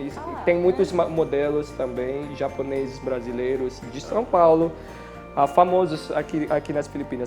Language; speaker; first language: Portuguese; non-native, fluent; Filipino